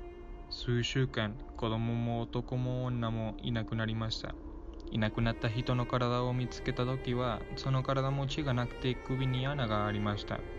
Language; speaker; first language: Japanese; non-native, learner; Spanish